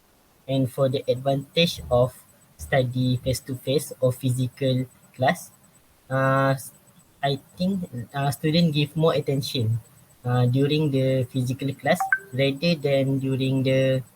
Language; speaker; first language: English; non-native, local second language; Malay